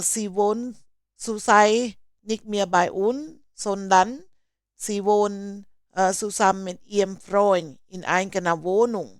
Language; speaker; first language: German; non-native, learner; Thai